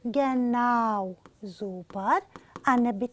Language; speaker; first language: German; non-native, fluent; Romanian